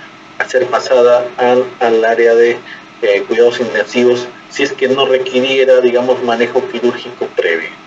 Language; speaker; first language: Spanish; native; Spanish